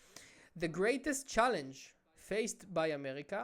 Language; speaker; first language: English; non-native, local second language; Hebrew